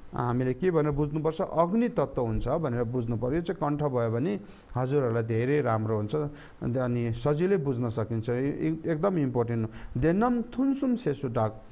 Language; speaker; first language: Nepali; non-native, local second language; Eastern Tamang